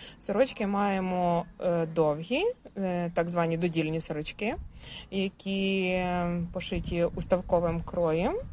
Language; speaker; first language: Ukrainian; native; Ukrainian